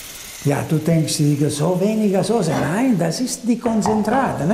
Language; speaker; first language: German; non-native, learner; Italian